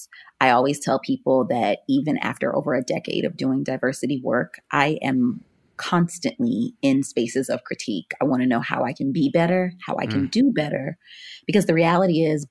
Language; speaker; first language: English; native; English